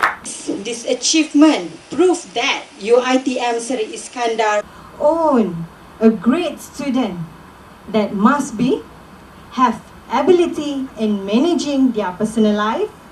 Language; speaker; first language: English; non-native, local second language; Malay